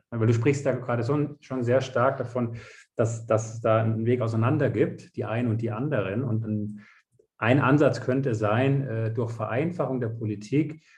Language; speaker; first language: German; non-native, fluent; French